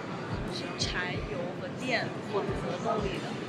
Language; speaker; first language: Chinese; native; Chinese